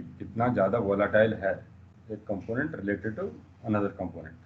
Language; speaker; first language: English; non-native, local second language; Hindi